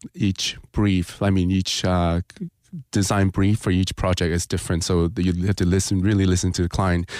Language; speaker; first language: English; non-native, local second language; Cantonese